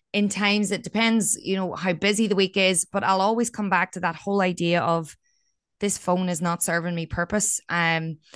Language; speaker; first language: English; native; English